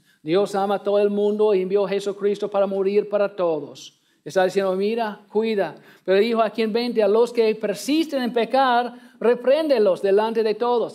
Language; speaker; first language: Spanish; non-native, learner; English